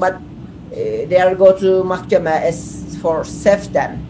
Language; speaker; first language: English; non-native, learner; Turkish